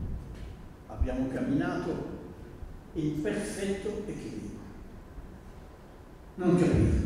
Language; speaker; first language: Italian; non-native, fluent; Dutch